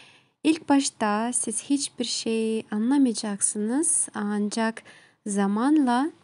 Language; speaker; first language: Turkish; non-native, learner; Kazakh